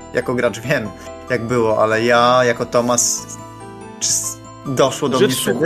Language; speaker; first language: Polish; native; Polish